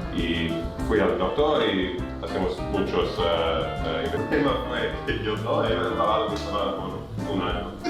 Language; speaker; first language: Spanish; non-native, learner; English